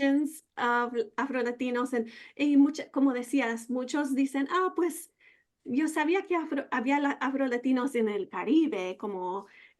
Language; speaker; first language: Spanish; non-native, fluent; English